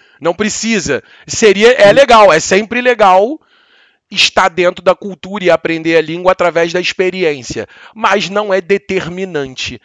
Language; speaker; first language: Portuguese; native; Portuguese